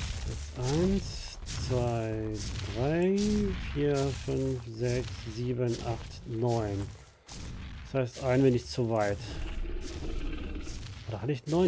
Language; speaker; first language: German; native; German